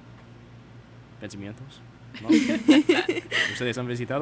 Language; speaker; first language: Spanish; non-native, learner; English